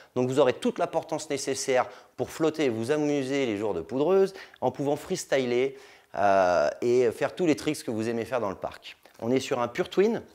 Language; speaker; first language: French; native; French